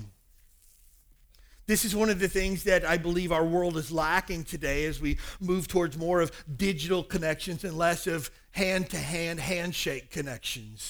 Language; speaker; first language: English; native; English